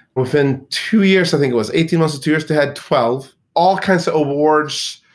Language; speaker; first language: English; early bilingual, other home language; Swedish